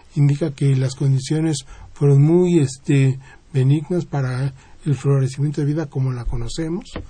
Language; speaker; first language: Spanish; native; Spanish